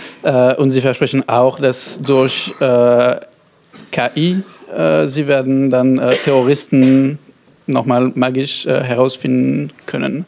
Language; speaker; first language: German; non-native, fluent; French